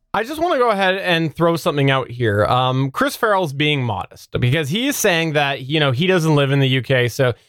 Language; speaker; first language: English; native; English